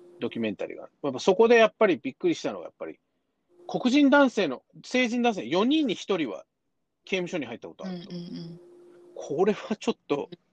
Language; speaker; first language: Japanese; early bilingual, heritage; Japanese